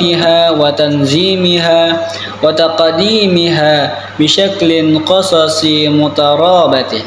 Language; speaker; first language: Arabic; non-native, learner; Indonesian